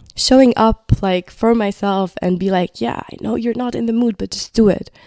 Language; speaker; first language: English; non-native, fluent; Arabic